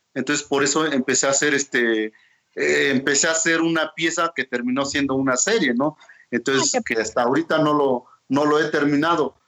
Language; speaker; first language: Spanish; non-native, local second language; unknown